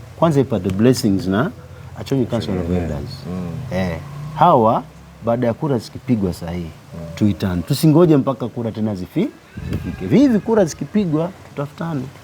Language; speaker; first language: Swahili; non-native, local second language; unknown